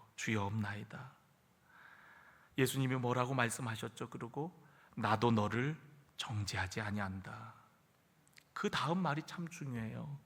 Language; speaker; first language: Korean; native; Korean